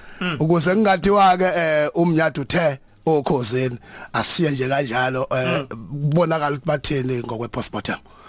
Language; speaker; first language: Zulu; native; Zulu